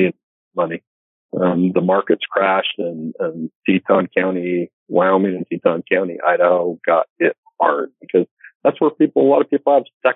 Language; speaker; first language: English; native; English